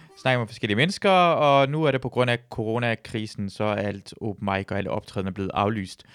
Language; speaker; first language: Danish; early bilingual, other home language; Persian